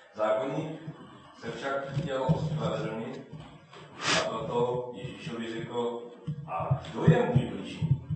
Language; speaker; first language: Czech; native; Czech